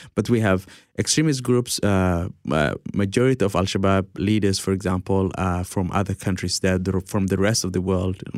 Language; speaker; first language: English; early bilingual, other home language; Somali